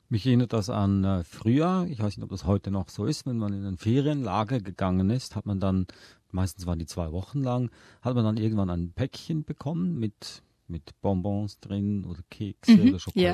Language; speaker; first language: German; native; German